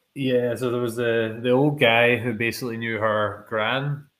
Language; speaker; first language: English; native; English